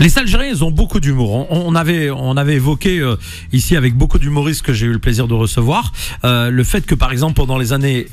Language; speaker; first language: French; native; French